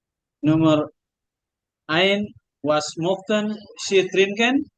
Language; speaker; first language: German; non-native, learner; Indonesian